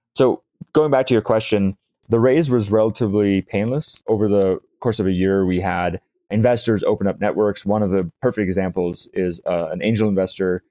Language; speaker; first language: English; native; English